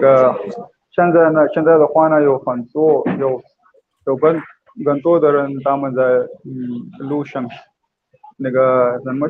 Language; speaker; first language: Chinese; non-native, learner; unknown